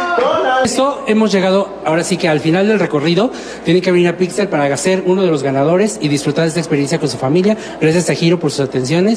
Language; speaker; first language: Spanish; native; Spanish